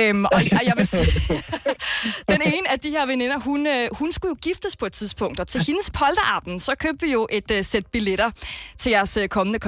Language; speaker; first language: Danish; native; Danish